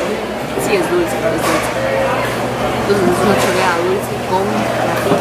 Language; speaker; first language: Spanish; early bilingual, other home language; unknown